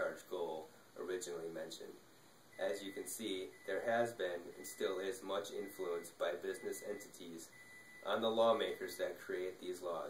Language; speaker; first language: English; native; English